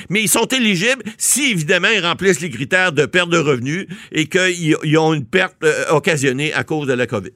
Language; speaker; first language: French; native; French